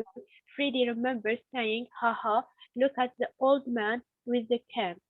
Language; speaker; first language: English; non-native, learner; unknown